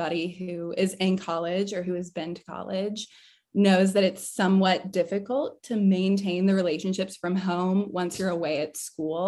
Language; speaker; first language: English; native; English